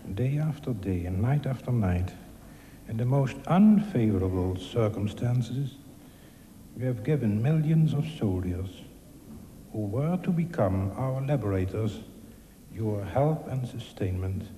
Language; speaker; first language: English; non-native, fluent; Dutch